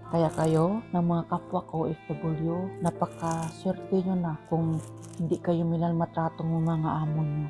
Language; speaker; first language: Filipino; non-native, local second language; Cebuano